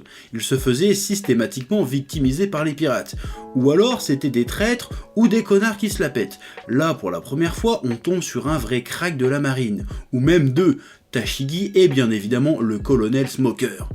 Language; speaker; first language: French; native; French